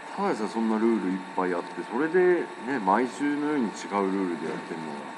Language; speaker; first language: Japanese; native; Japanese